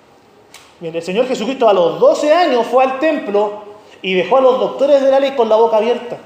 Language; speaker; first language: Spanish; native; Spanish